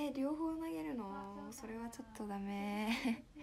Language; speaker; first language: Japanese; native; Japanese